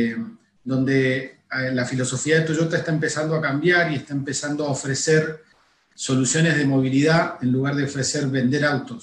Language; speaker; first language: Spanish; native; Spanish